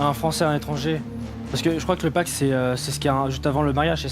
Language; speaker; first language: French; native; French